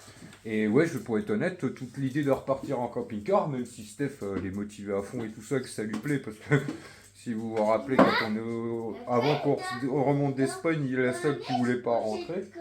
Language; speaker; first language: French; native; French